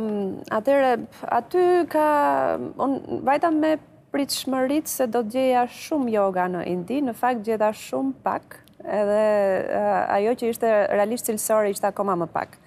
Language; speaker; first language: Albanian; native; Albanian